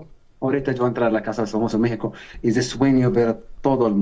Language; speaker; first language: Spanish; non-native, learner; Arabic